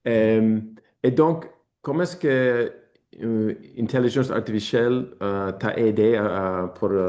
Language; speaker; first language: French; non-native, fluent; English